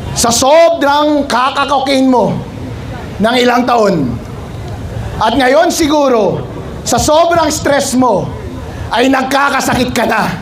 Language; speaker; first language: Filipino; non-native, local second language; Iloko